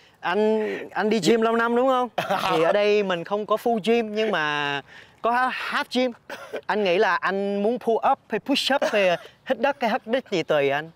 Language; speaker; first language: Vietnamese; native; Vietnamese